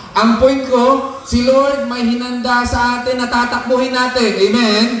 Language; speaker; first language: Filipino; non-native, local second language; Cebuano